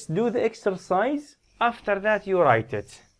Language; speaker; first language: English; non-native, fluent; Arabic